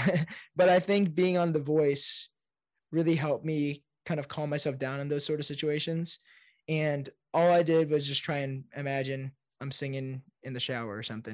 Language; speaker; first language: English; native; English